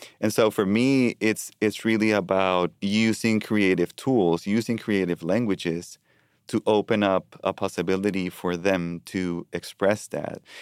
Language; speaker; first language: English; non-native, fluent; Spanish